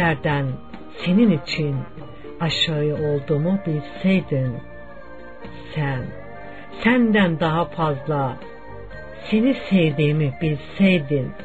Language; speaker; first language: Turkish; native; Turkish